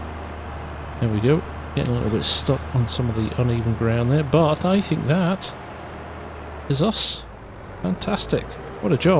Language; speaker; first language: English; native; English